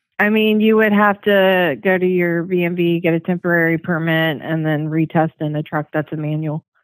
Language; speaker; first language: English; native; English